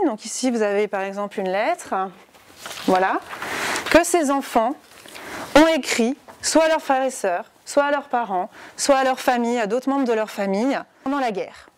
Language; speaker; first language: French; native; French